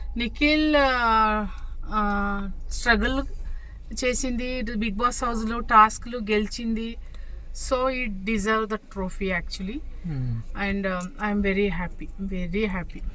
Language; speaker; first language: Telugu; non-native, local second language; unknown